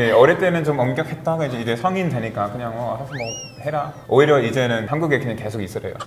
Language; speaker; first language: Korean; non-native, fluent; English